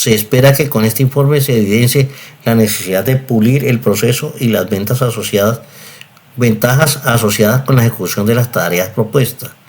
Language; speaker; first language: Spanish; native; Spanish